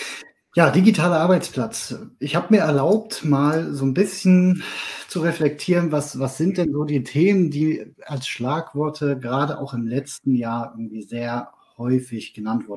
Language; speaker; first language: German; native; German